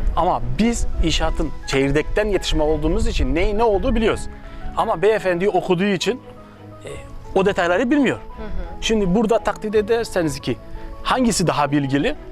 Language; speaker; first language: Turkish; native; Turkish